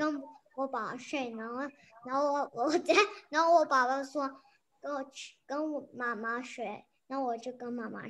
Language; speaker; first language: Chinese; early bilingual, heritage; English